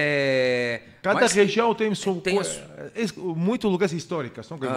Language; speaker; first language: Portuguese; non-native, learner; Georgian